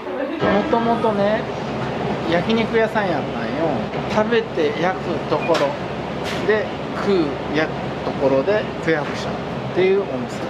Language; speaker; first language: Japanese; native; Japanese